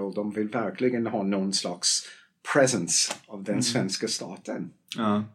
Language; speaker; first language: Swedish; non-native, fluent; English